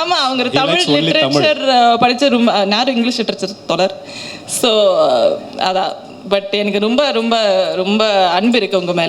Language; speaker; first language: Tamil; non-native, learner; Malayalam